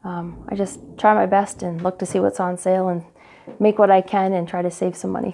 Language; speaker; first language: English; native; English